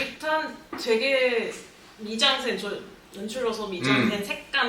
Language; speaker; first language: Korean; non-native, fluent; English